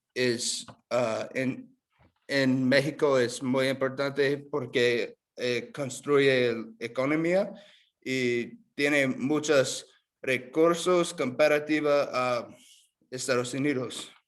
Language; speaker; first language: Spanish; non-native, learner; English